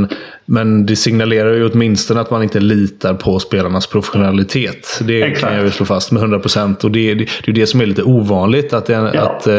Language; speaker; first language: Swedish; native; Swedish